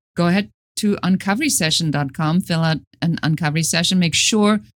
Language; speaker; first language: English; non-native, fluent; German